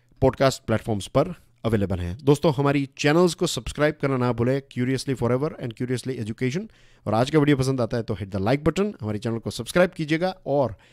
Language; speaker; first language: Hindi; non-native, local second language; Gujarati